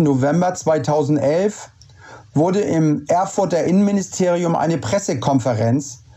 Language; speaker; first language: German; native; German